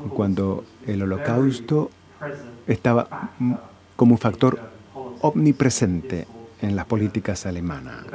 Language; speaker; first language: Spanish; non-native, fluent; English